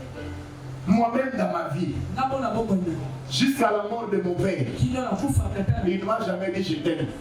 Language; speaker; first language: French; non-native, local second language; Lingala